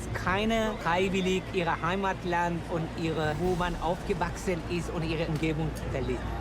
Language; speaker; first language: German; non-native, fluent; Persian